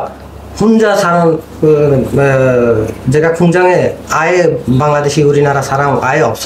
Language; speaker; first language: Korean; non-native, learner; Bangla